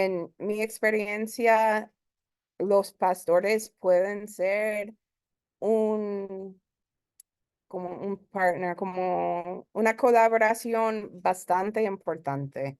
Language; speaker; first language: Spanish; early bilingual, heritage; Spanish